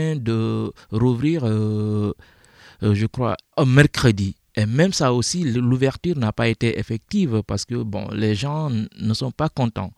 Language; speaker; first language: French; non-native, local second language; Fula